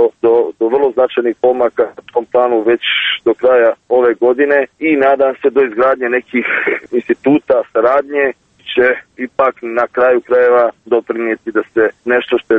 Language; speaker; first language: Serbian; native; Serbian